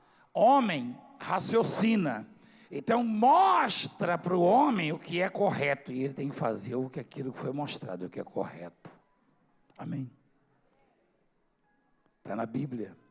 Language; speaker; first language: Portuguese; native; Portuguese